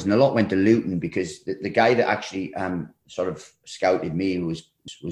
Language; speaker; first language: English; native; English